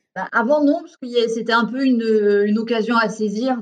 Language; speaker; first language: French; native; French